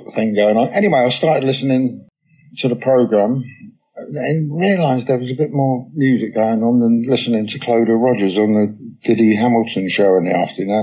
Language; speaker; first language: English; native; English